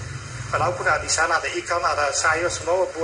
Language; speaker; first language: Indonesian; non-native, fluent; Dutch